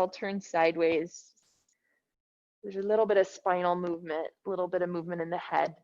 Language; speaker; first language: English; native; English